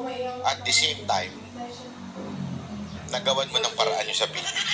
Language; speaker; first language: Filipino; non-native, local second language; Cebuano